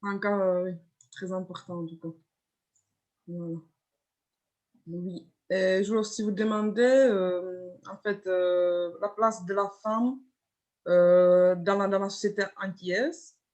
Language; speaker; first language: French; non-native, fluent; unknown